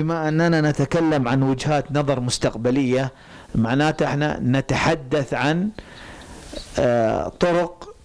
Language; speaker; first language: Arabic; native; Arabic